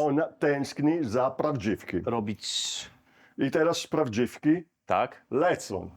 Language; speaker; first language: Polish; non-native, learner; Italian